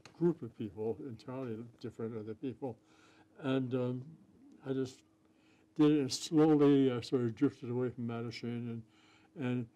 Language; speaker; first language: English; native; English